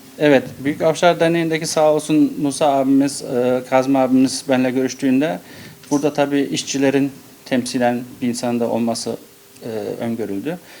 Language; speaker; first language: Turkish; early bilingual, heritage; Turkish